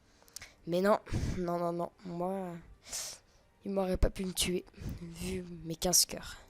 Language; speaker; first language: French; native; French